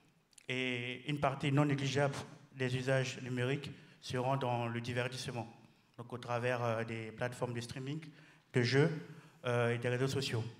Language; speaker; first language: French; native; French